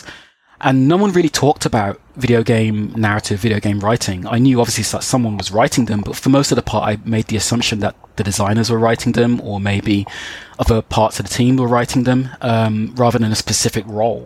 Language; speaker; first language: English; native; English